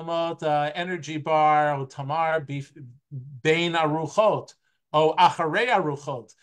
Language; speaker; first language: Hebrew; non-native, fluent; English